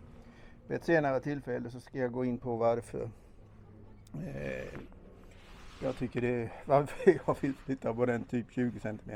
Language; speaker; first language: Swedish; native; Swedish